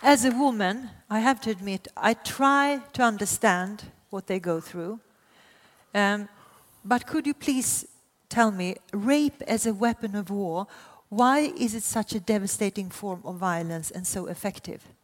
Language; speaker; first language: English; non-native, fluent; Swedish